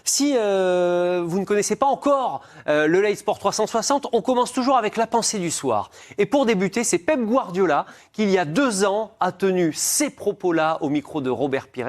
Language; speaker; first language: French; native; French